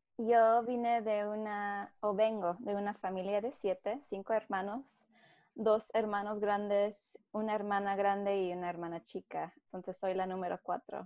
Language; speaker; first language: Spanish; early bilingual, heritage; Spanish